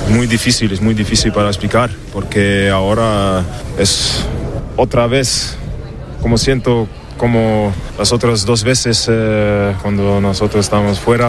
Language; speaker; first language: Spanish; non-native, learner; German